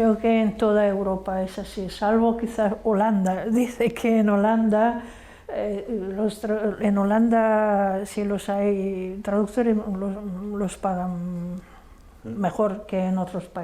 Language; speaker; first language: Spanish; non-native, fluent; Hungarian